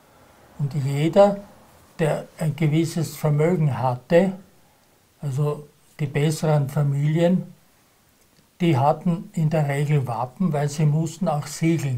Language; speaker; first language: German; native; German